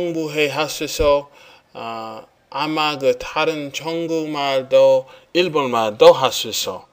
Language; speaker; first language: Korean; non-native, learner; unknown